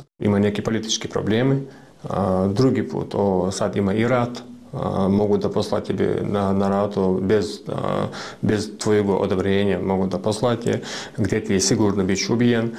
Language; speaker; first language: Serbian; non-native, learner; Russian